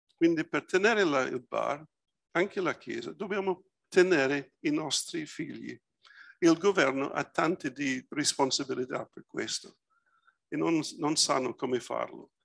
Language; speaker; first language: Italian; early bilingual, heritage; Italian